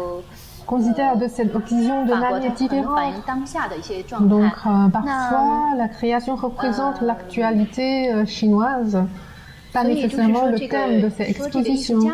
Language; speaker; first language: French; non-native, learner; Chinese